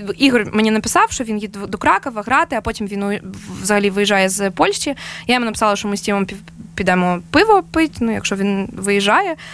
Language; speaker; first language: Ukrainian; native; Ukrainian